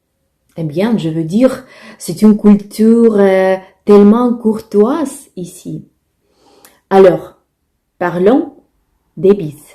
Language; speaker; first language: French; non-native, fluent; Russian